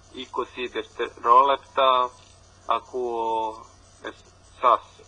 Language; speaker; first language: Greek; non-native, learner; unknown